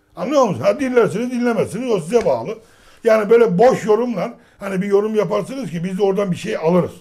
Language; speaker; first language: Turkish; native; Turkish